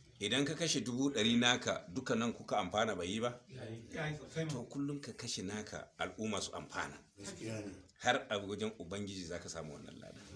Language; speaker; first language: Hausa; non-native, local second language; Fula